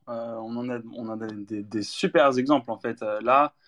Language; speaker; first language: French; native; French